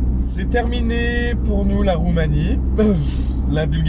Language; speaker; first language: French; native; French